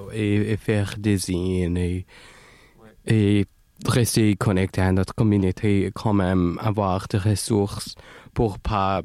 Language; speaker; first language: French; non-native, local second language; English